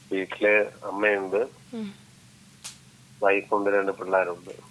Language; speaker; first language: Malayalam; native; Malayalam